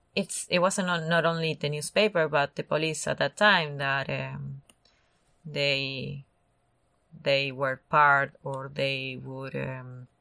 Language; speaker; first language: English; non-native, fluent; Spanish